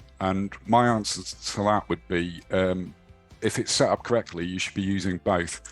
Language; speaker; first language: English; native; English